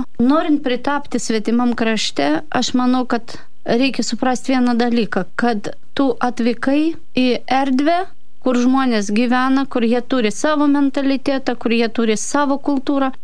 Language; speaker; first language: Lithuanian; non-native, fluent; Russian